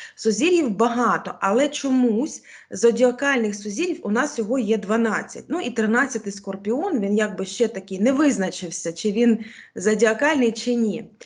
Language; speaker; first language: Ukrainian; non-native, local second language; Russian